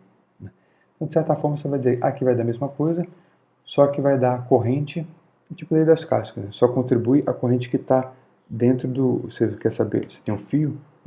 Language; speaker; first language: Portuguese; native; Portuguese